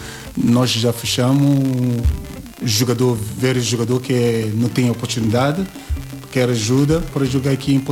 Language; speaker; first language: Portuguese; non-native, learner; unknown